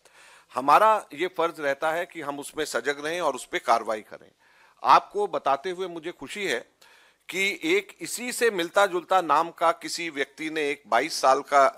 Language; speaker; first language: Hindi; native; Hindi